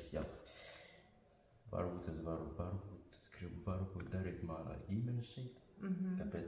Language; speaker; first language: Latvian; non-native, learner; French